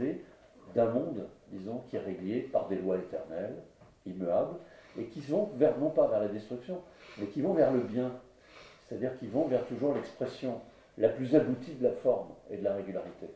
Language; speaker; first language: French; native; French